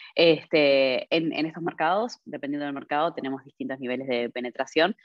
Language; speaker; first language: Spanish; native; Spanish